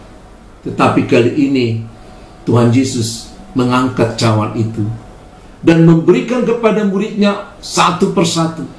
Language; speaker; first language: Indonesian; native; Indonesian